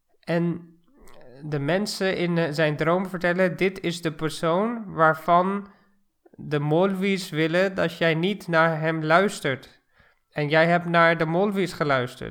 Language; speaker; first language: Dutch; non-native, fluent; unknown